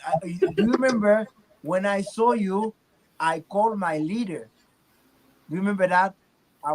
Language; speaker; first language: English; non-native, learner; Haitian Creole